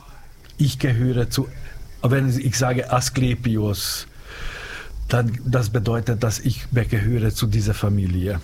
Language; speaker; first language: German; non-native, fluent; Hungarian